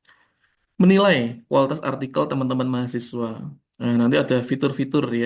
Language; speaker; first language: Indonesian; native; Indonesian